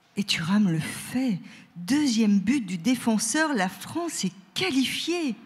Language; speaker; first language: French; native; French